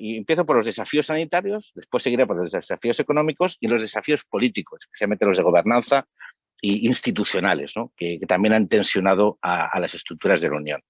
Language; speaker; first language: Spanish; native; Spanish